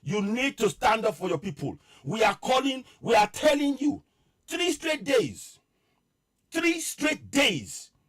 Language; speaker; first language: English; non-native, local second language; Yoruba